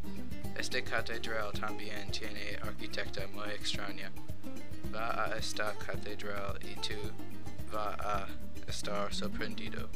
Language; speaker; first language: Spanish; non-native, learner; English